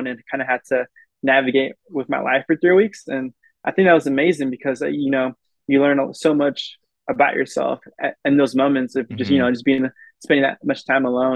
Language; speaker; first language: English; native; English